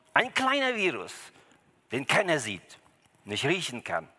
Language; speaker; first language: German; early bilingual, other home language; Russian